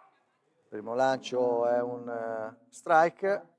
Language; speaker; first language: Italian; native; Italian